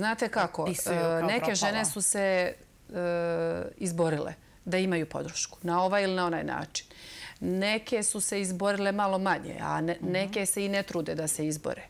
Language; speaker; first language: Serbian; native; Serbian